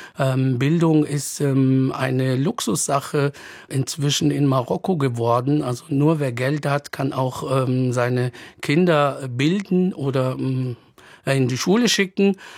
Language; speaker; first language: German; non-native, fluent; Arabic